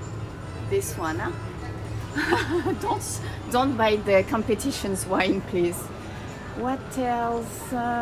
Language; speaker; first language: English; non-native, fluent; French